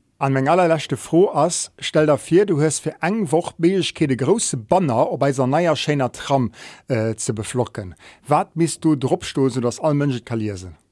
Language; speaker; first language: Luxembourgish; native; Luxembourgish